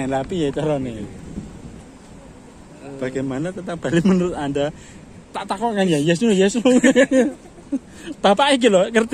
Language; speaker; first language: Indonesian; non-native, local second language; Javanese